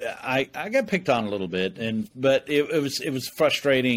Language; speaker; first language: English; native; English